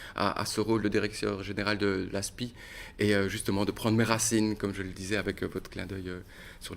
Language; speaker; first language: French; native; French